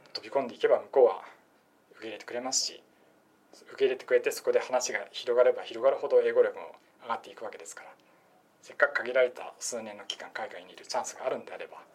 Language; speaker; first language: Japanese; native; Japanese